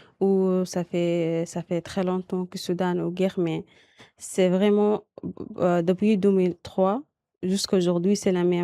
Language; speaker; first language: French; non-native, learner; Arabic